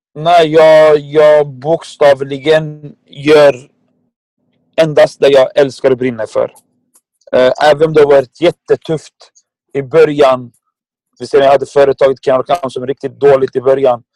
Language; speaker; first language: Swedish; non-native, fluent; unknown